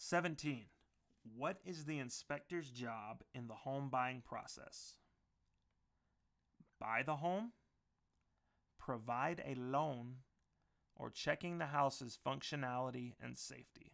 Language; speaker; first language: English; native; English